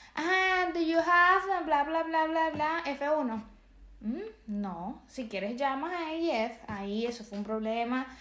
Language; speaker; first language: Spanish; native; Spanish